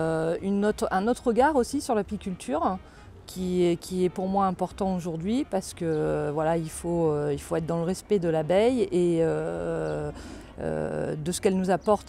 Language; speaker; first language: French; native; French